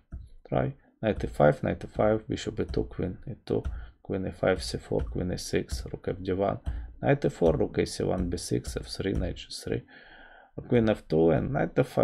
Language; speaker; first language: English; non-native, fluent; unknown